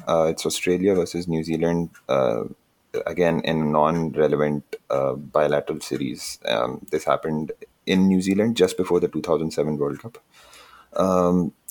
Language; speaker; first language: English; non-native, local second language; Hindi